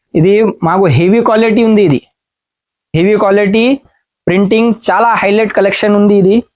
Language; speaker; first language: Telugu; non-native, learner; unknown